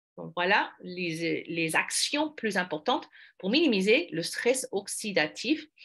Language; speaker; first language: French; non-native, fluent; English